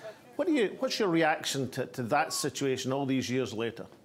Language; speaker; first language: English; native; English